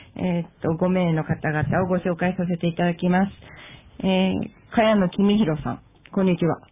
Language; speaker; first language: Japanese; native; Japanese